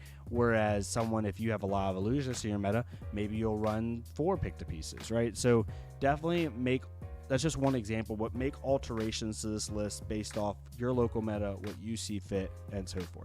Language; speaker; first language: English; native; English